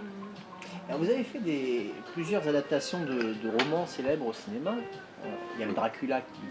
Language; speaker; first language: French; native; French